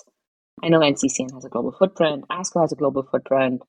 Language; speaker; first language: English; non-native, local second language; Hindi